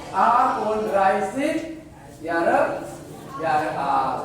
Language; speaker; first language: German; non-native, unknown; Indonesian